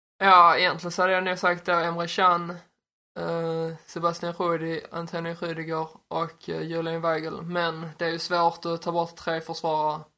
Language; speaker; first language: Swedish; native; Swedish